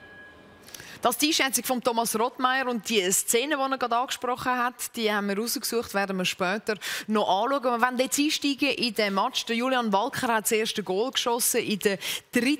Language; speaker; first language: German; native; German